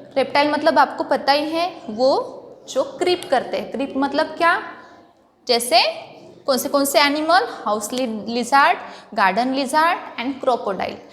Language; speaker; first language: Hindi; non-native, local second language; Marathi